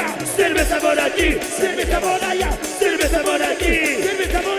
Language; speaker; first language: Spanish; native; Spanish